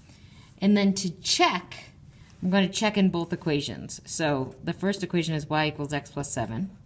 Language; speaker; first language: English; native; English